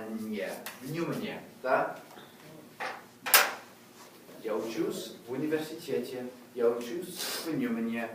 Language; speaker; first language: Russian; non-native, fluent; English